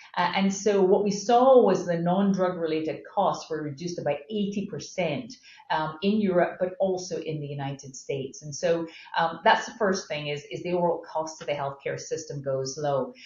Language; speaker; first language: English; native; English